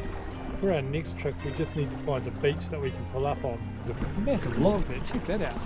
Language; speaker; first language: English; native; English